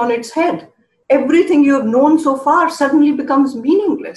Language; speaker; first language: English; non-native, local second language; Urdu